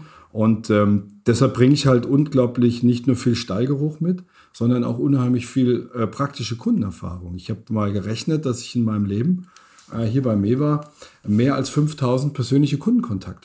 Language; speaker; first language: German; native; German